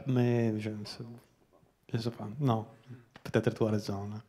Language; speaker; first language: French; non-native, learner; Italian